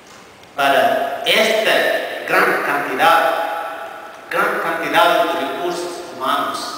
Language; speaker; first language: Spanish; non-native, fluent; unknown